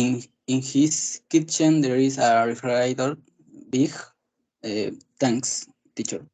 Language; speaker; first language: English; non-native, learner; Spanish